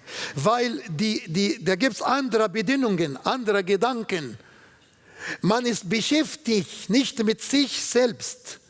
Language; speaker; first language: German; non-native, learner; Arabic